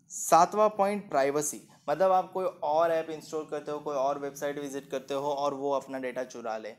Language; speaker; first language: Hindi; non-native, local second language; Gujarati